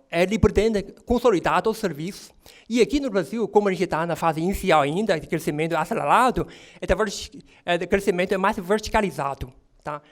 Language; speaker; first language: Portuguese; non-native, fluent; Chinese